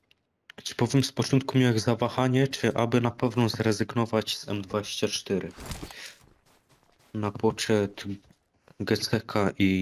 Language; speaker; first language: Polish; native; Polish